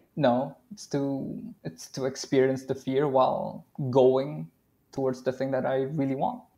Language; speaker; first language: English; non-native, fluent; Indonesian